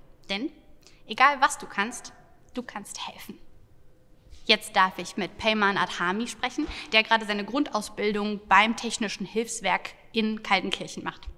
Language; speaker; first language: German; native; German